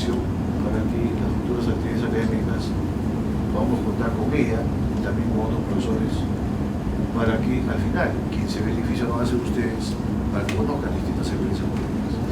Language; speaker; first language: Spanish; native; Spanish